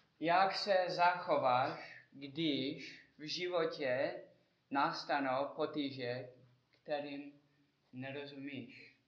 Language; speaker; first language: Czech; non-native, learner; English